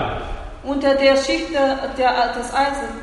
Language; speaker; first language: German; non-native, fluent; Russian